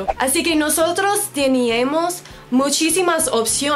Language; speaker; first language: Spanish; non-native, learner; English